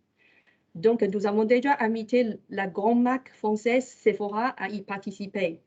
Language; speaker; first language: French; non-native, fluent; Chinese